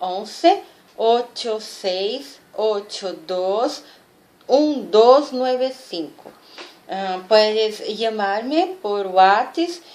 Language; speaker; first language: Spanish; non-native, fluent; Portuguese